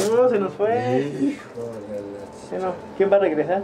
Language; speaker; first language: Spanish; native; Spanish